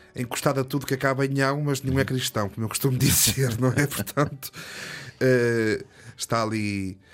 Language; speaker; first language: Portuguese; native; Portuguese